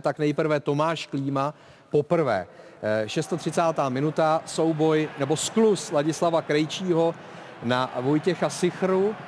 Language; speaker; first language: Czech; native; Czech